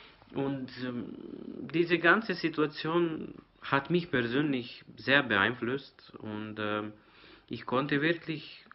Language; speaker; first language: German; non-native, learner; Serbian